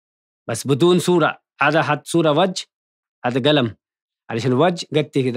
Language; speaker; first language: Arabic; non-native, learner; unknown